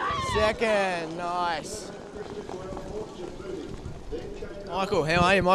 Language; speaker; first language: English; native; English